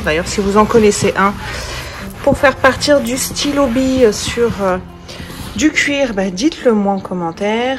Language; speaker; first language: French; native; French